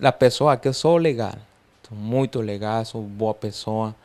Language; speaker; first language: Portuguese; non-native, learner; Spanish